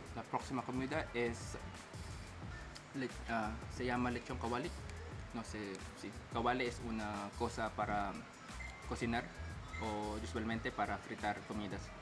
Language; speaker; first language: Spanish; non-native, learner; Filipino